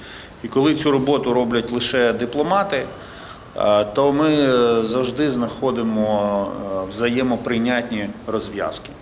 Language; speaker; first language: Ukrainian; native; Ukrainian